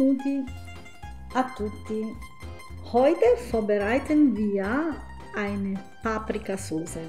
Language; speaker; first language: German; non-native, fluent; Italian